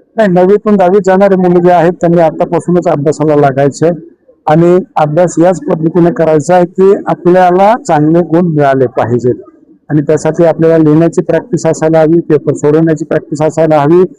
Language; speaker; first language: Marathi; native; Marathi